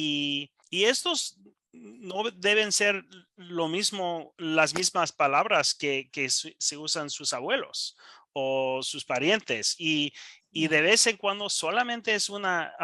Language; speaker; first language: Spanish; non-native, learner; English